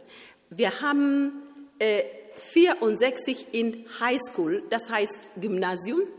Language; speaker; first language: German; non-native, fluent; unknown